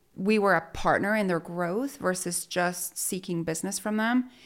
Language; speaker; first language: English; early bilingual, other home language; Spanish